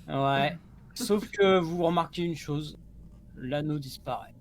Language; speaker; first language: French; native; French